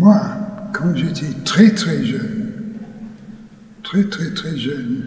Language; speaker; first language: French; non-native, learner; English